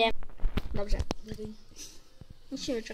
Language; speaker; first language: Polish; native; Polish